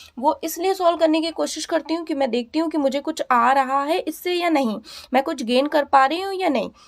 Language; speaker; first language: Hindi; native; Hindi